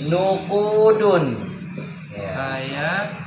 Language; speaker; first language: Arabic; non-native, fluent; Indonesian